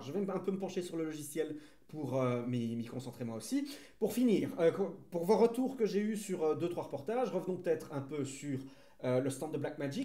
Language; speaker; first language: French; native; French